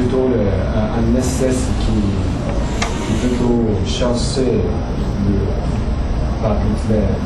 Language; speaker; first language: French; non-native, fluent; Japanese